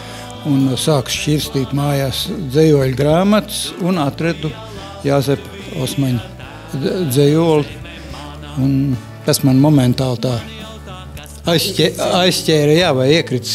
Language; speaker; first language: Latvian; native; Latvian